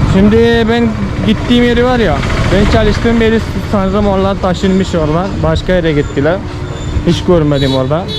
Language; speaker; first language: Turkish; non-native, fluent; Malayalam